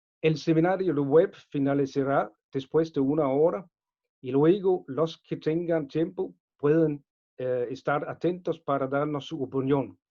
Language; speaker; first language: Spanish; non-native, fluent; Danish